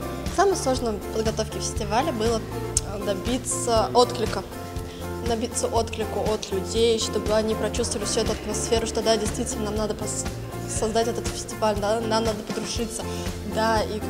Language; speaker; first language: Russian; native; Russian